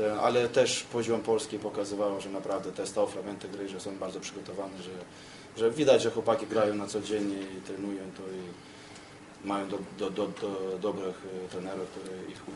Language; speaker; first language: Polish; non-native, learner; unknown